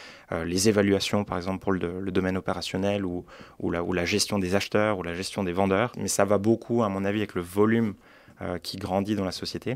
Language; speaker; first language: French; native; French